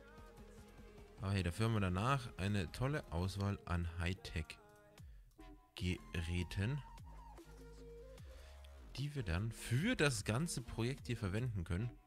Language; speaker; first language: German; native; German